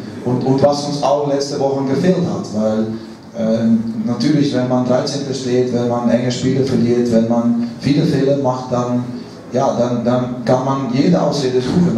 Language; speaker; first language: German; non-native, fluent; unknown